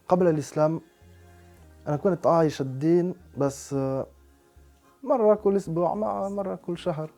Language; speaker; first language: Arabic; non-native, fluent; French